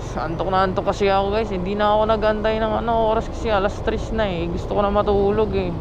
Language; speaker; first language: Filipino; non-native, local second language; Cebuano